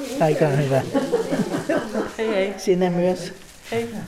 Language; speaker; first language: Finnish; non-native, learner; Danish